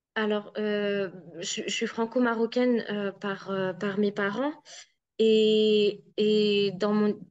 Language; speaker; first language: French; native; French